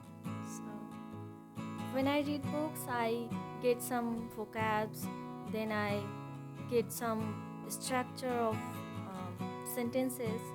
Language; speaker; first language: English; non-native, learner; Bangla